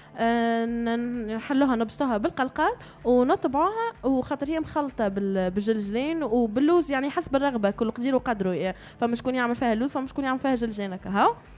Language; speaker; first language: Arabic; native; Arabic